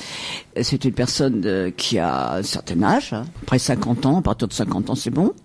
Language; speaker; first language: French; native; French